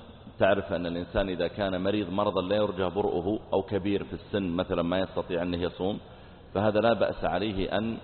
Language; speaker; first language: Arabic; native; Arabic